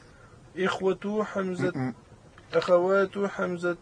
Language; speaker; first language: Arabic; non-native, learner; French